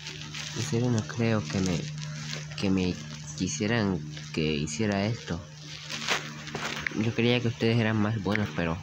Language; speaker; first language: Spanish; native; Spanish